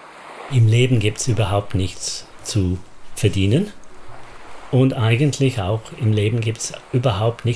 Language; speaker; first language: German; non-native, fluent; English